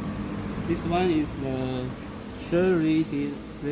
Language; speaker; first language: English; non-native, learner; Chinese